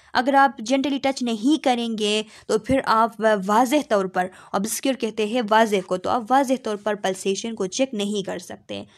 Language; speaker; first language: Urdu; non-native, local second language; Pashto